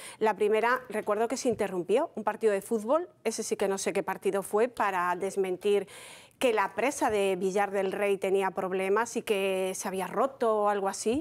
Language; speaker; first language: Spanish; native; Spanish